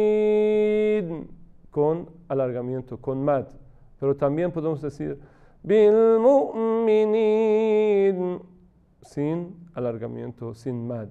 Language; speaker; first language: Spanish; non-native, fluent; Persian